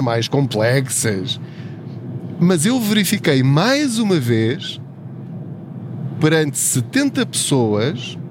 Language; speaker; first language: Portuguese; native; Portuguese